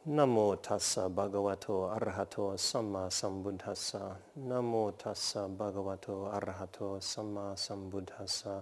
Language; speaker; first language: English; native; English